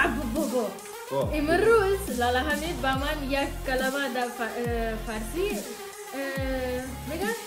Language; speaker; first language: Persian; non-native, learner; Romanian